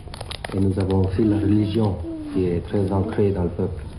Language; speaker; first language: French; non-native, fluent; Thai